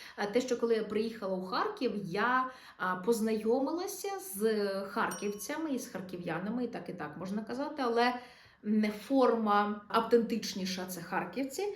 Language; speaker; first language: Ukrainian; non-native, local second language; Russian